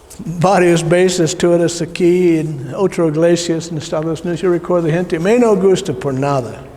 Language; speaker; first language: Spanish; non-native, learner; English